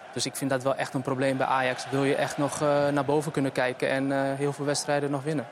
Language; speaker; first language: Dutch; early bilingual, other home language; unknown